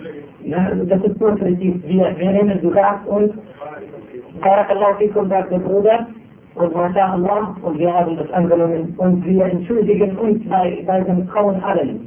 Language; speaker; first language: German; non-native, fluent; Arabic